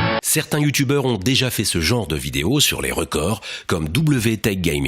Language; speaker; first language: French; native; French